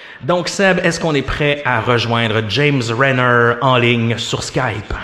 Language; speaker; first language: French; native; French